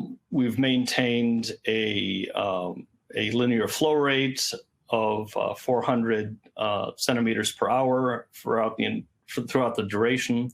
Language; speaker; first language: English; native; English